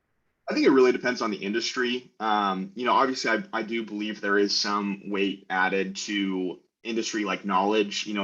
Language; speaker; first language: English; native; English